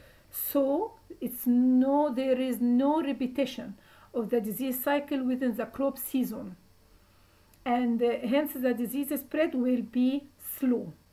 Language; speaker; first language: English; non-native, fluent; Arabic